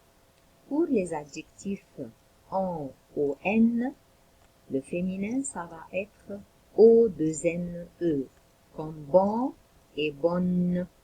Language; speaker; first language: French; non-native, local second language; Arabic